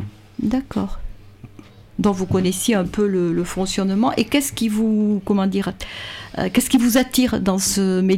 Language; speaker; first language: French; native; French